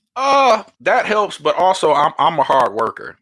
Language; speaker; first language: English; native; English